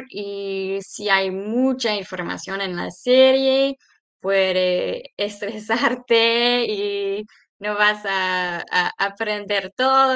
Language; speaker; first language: Spanish; non-native, fluent; English